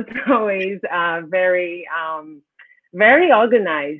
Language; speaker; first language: English; non-native, local second language; French